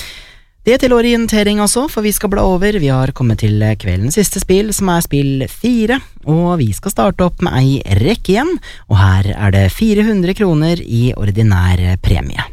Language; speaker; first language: Norwegian; native; Norwegian